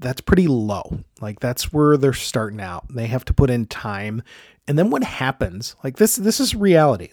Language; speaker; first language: English; native; English